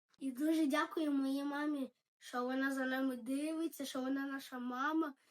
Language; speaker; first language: Ukrainian; early bilingual, heritage; Ukrainian